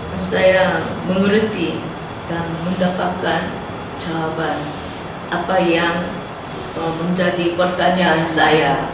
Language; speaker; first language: Indonesian; non-native, learner; Korean